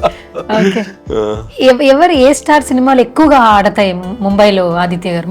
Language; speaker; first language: Telugu; native; Telugu